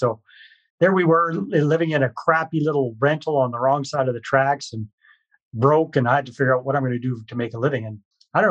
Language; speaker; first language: English; native; English